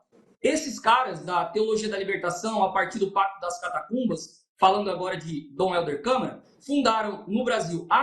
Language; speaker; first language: Portuguese; native; Portuguese